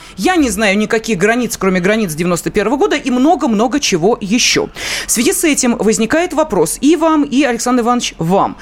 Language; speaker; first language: Russian; native; Russian